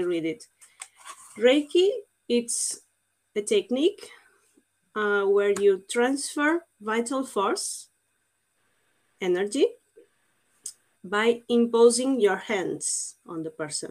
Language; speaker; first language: English; non-native, fluent; Portuguese